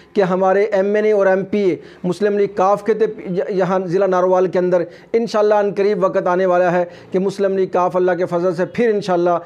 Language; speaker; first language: Urdu; non-native, local second language; Punjabi